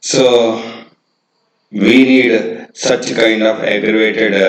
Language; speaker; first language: English; non-native, local second language; Kannada